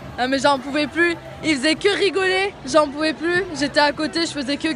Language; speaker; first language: French; native; French